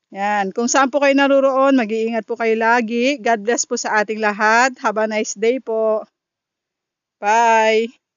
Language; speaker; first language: Filipino; non-native, local second language; Iloko